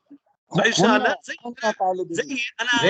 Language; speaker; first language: Arabic; non-native, learner; Urdu